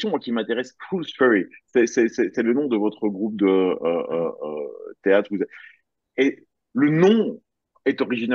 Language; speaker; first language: French; native; French